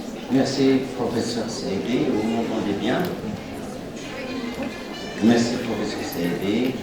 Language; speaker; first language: French; non-native, local second language; Arabic